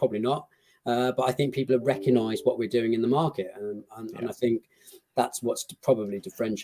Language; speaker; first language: English; native; English